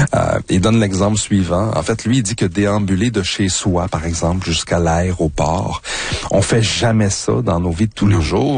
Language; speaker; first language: French; native; French